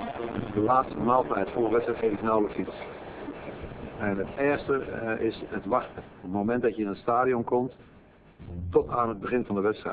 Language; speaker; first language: Dutch; native; Dutch